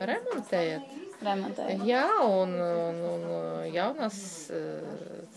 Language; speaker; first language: Latvian; non-native, local second language; Russian